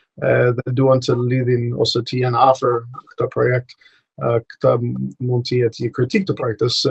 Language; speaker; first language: Albanian; non-native, fluent; English